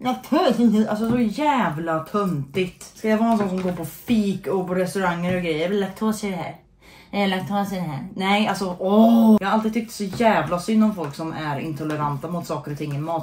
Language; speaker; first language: Swedish; native; Swedish